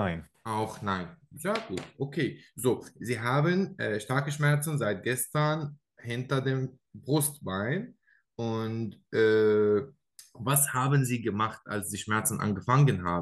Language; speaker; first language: German; non-native, learner; Arabic